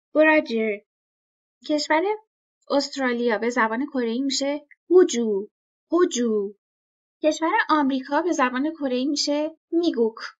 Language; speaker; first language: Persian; native; Persian